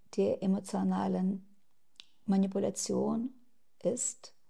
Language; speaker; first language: German; non-native, fluent; Russian